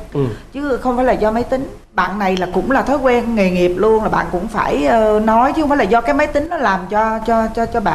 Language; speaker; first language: Vietnamese; native; Vietnamese